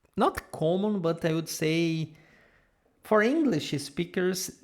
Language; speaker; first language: English; non-native, fluent; Portuguese